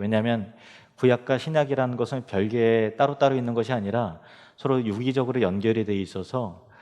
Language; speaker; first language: Korean; native; Korean